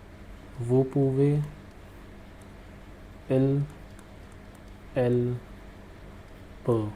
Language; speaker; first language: French; non-native, fluent; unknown